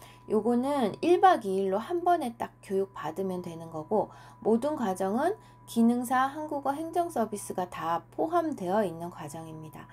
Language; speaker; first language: Korean; native; Korean